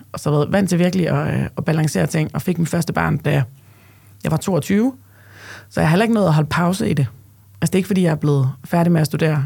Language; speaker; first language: Danish; native; Danish